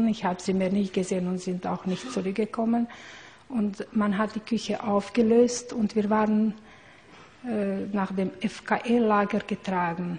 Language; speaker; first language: German; non-native, learner; Hungarian